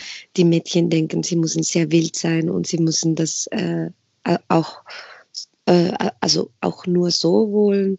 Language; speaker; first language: German; non-native, fluent; Spanish